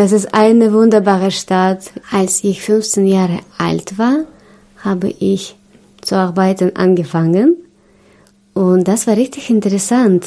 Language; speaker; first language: German; non-native, learner; Russian